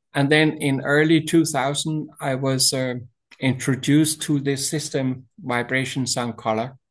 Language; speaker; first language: English; non-native, fluent; Danish